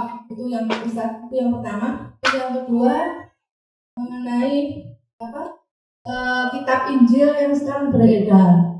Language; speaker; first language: Indonesian; native; Indonesian